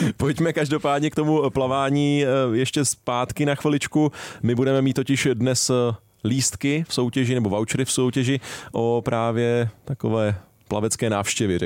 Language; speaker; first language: Czech; native; Czech